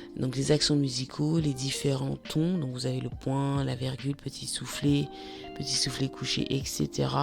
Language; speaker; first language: French; native; French